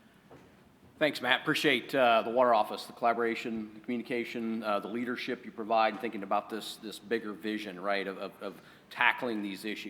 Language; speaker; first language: English; native; English